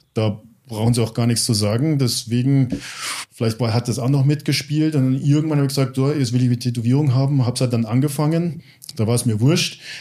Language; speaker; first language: German; early bilingual, other home language; English